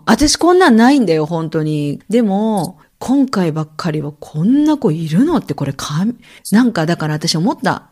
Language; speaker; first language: Japanese; native; Japanese